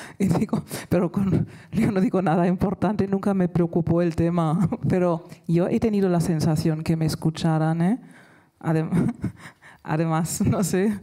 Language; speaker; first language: Spanish; non-native, fluent; German